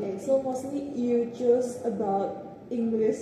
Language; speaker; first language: English; non-native, learner; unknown